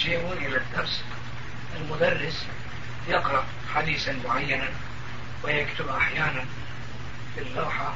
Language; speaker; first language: Arabic; non-native, fluent; Turkish